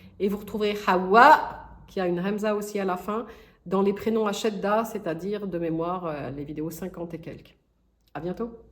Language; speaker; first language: French; native; French